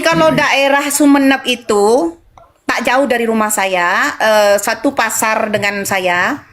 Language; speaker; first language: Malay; non-native, local second language; Madurese